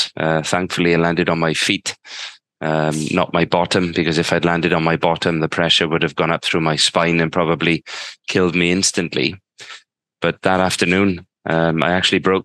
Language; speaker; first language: English; native; English